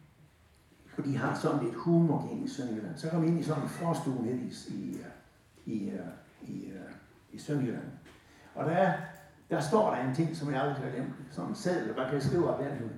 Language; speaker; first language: Danish; native; Danish